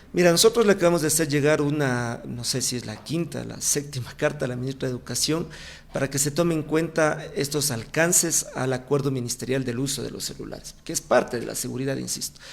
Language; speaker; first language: Spanish; native; Spanish